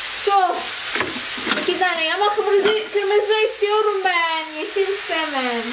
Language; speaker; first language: Turkish; non-native, learner; Indonesian